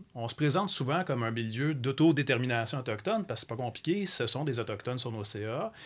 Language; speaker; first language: French; native; French